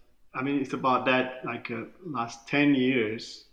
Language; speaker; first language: English; non-native, fluent; Turkish